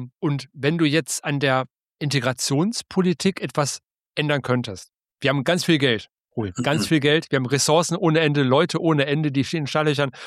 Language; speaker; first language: German; native; German